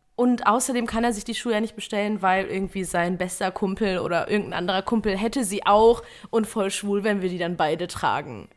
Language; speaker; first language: German; early bilingual, other home language; Vietnamese